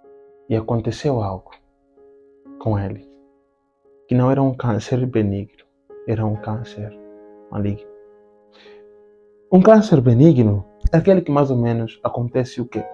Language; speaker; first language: Portuguese; native; Portuguese